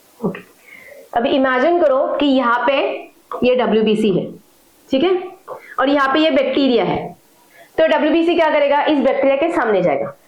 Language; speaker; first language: Hindi; non-native, local second language; Marathi